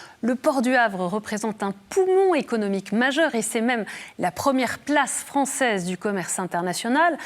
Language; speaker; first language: French; native; French